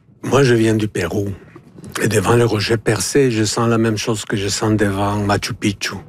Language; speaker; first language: French; non-native, fluent; Spanish